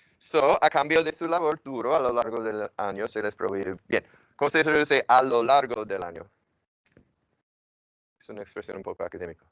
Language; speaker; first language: Spanish; non-native, fluent; English